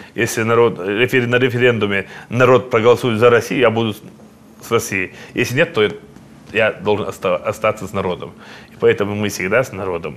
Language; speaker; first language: Russian; non-native, local second language; Chechen